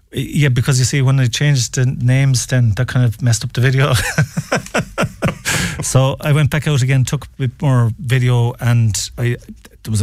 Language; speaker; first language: English; native; English